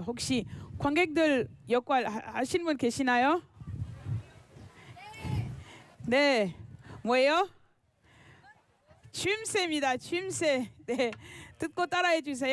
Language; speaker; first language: Korean; non-native, fluent; French